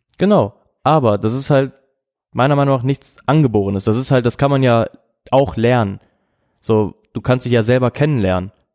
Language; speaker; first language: German; native; German